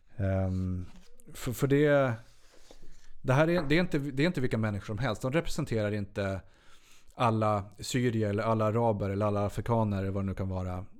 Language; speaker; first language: Swedish; native; Swedish